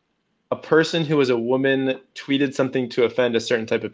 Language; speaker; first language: English; native; English